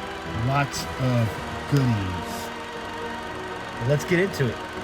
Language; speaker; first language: English; native; English